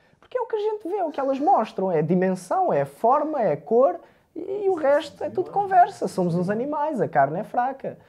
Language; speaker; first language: Portuguese; early bilingual, other home language; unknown